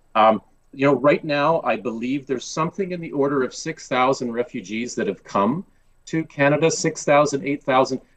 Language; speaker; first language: English; early bilingual, other home language; Polish